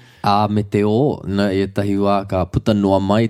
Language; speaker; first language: Māori; non-native, local second language; English